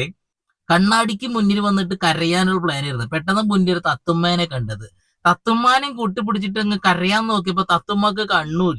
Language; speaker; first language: Malayalam; native; Malayalam